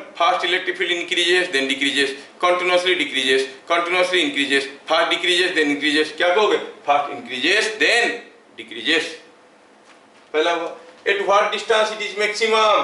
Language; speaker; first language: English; non-native, local second language; Hindi